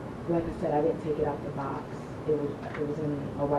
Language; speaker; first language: English; native; English